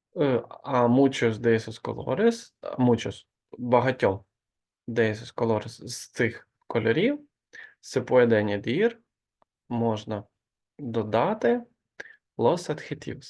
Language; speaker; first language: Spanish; non-native, fluent; Ukrainian